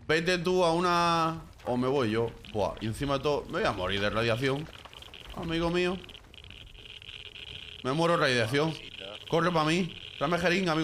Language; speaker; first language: Spanish; native; Spanish